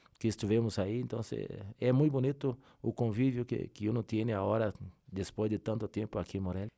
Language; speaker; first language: Spanish; non-native, fluent; Portuguese